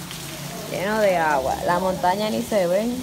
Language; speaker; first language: Spanish; native; Spanish